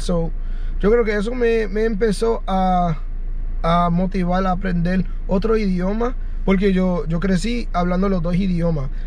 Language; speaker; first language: Spanish; early bilingual, heritage; English